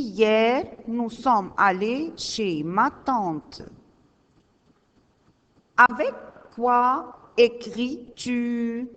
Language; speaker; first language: French; non-native, learner; Arabic